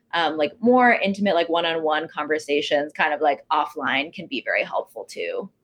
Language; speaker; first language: English; native; English